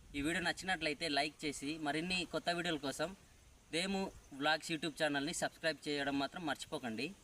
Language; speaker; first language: Telugu; non-native, local second language; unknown